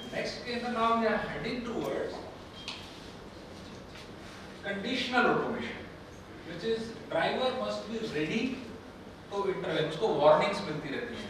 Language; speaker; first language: Hindi; native; Hindi